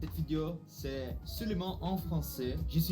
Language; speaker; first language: French; non-native, learner; Portuguese